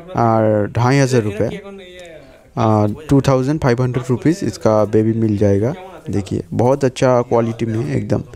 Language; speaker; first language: Hindi; non-native, local second language; Bangla